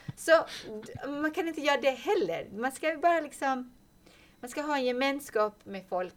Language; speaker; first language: Swedish; non-native, fluent; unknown